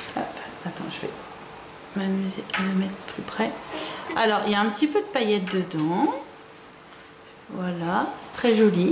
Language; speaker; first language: French; native; French